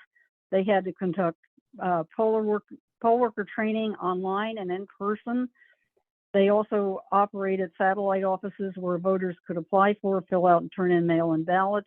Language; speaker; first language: English; native; English